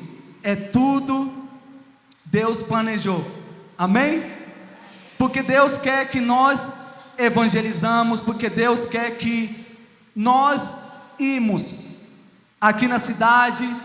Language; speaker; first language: Portuguese; non-native, local second language; Ticuna